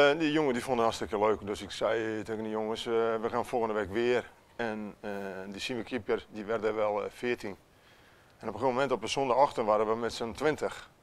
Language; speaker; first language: Dutch; non-native, fluent; Italian